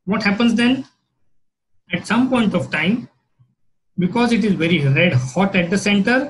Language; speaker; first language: English; non-native, local second language; Marathi